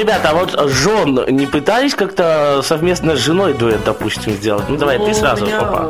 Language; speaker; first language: Russian; native; Russian